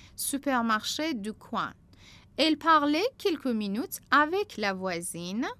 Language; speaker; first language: French; non-native, fluent; Persian